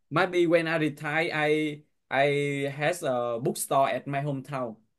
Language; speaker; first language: English; non-native, learner; Vietnamese